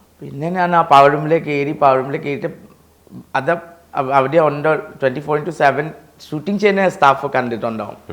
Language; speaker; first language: Malayalam; non-native, fluent; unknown